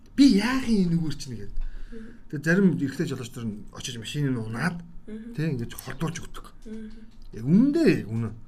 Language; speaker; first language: Mongolian; native; Mongolian